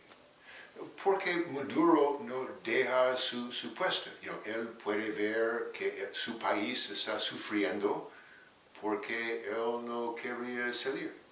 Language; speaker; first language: Spanish; non-native, fluent; English